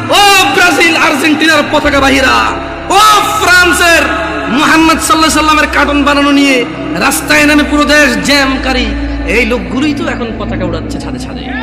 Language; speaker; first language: Bangla; early bilingual, heritage; Bangla